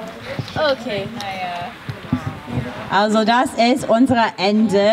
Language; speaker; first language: German; non-native, fluent; English